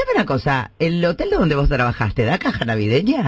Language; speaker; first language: Spanish; native; Spanish